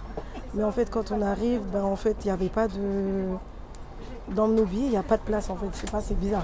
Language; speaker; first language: French; native; French